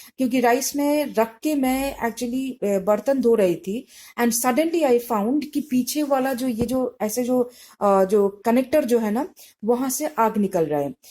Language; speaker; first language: Hindi; non-native, local second language; Bangla